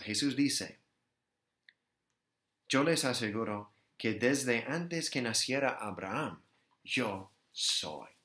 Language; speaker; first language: Spanish; non-native, fluent; English